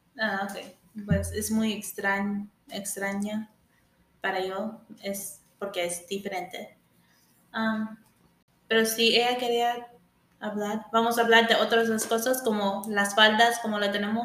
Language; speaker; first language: Spanish; early bilingual, heritage; English